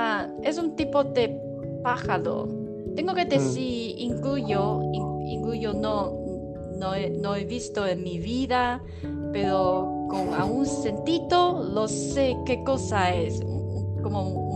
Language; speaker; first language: Spanish; non-native, learner; Chinese